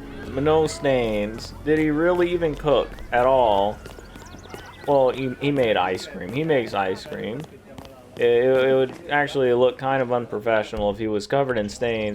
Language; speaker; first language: English; native; English